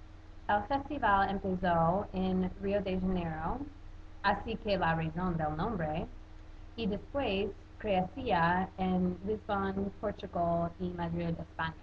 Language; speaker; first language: Spanish; non-native, learner; English